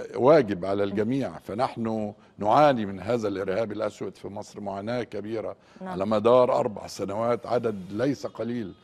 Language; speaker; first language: Arabic; native; Arabic